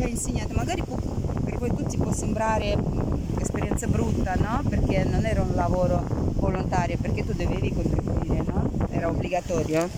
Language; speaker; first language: Italian; non-native, fluent; Uzbek